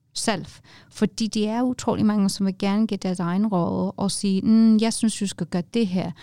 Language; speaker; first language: Danish; non-native, fluent; English